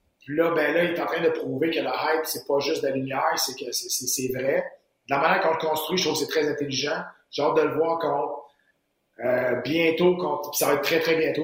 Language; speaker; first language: French; native; French